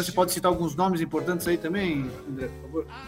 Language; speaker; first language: Portuguese; native; Portuguese